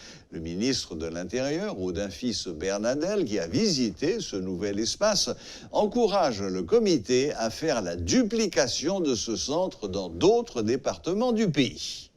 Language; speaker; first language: French; non-native, local second language; Haitian Creole